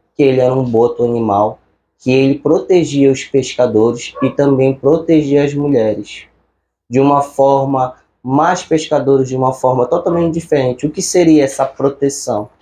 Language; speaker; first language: Portuguese; native; Portuguese